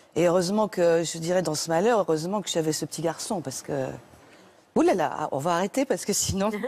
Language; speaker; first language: French; native; French